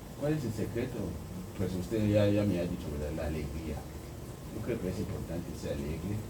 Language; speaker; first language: Spanish; non-native, fluent; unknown